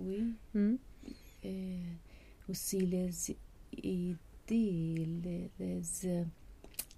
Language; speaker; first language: French; non-native, learner; Swedish